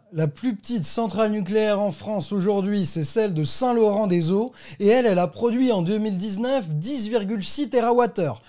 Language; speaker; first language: French; native; French